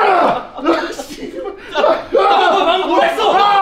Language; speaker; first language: Korean; native; Korean